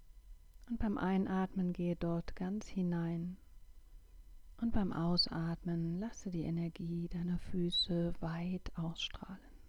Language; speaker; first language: German; native; German